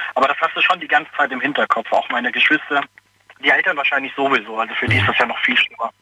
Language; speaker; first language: German; early bilingual, other home language; Persian